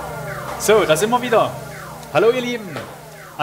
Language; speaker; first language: German; native; German